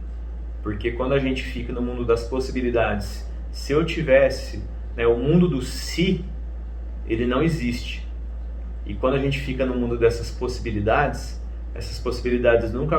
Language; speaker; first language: Portuguese; native; Portuguese